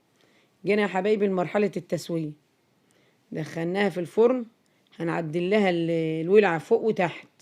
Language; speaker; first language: Arabic; native; Arabic